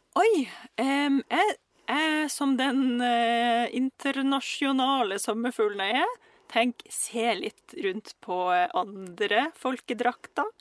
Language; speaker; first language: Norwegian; early bilingual, other home language; Russian